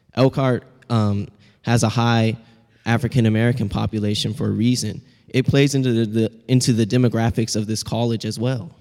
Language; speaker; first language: English; native; English